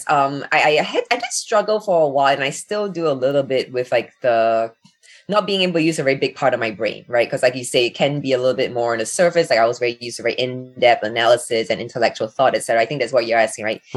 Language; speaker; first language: English; native; English